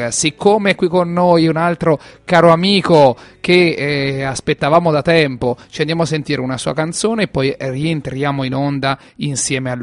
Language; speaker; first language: Italian; native; Italian